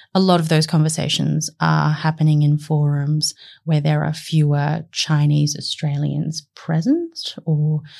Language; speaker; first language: English; native; English